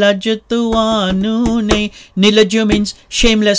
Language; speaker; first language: English; non-native, local second language; Punjabi